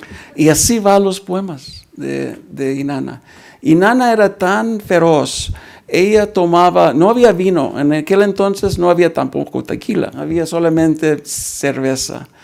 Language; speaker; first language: Spanish; early bilingual, heritage; Spanish